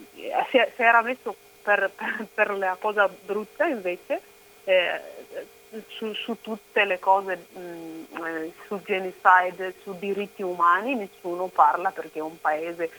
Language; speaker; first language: Italian; non-native, fluent; Oromo